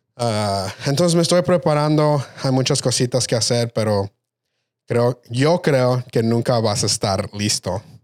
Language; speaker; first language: Spanish; early bilingual, heritage; Spanish